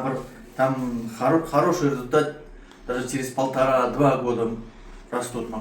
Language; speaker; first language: Russian; non-native, learner; Tajik